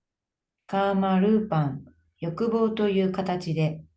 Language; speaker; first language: Japanese; native; Japanese